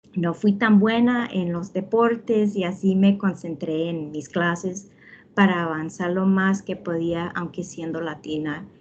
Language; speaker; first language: Spanish; early bilingual, heritage; Spanish